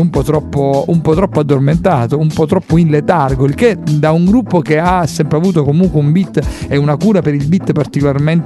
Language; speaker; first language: Italian; native; Italian